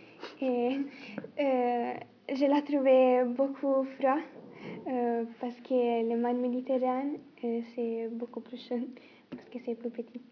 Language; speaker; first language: French; non-native, learner; Italian